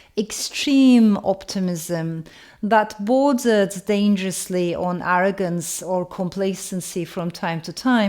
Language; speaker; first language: English; non-native, fluent; Turkish